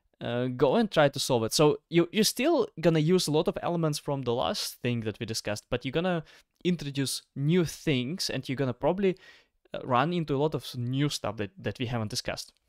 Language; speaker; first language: English; non-native, fluent; Ukrainian